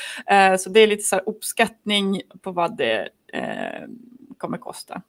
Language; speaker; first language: Swedish; non-native, fluent; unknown